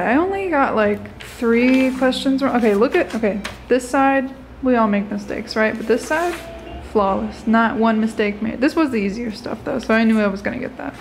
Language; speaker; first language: English; native; English